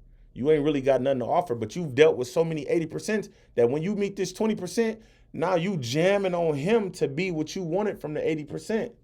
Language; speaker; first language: English; native; English